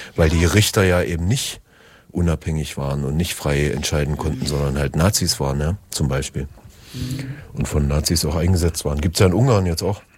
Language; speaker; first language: German; native; German